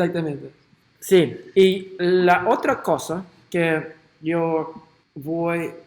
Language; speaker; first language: Spanish; non-native, learner; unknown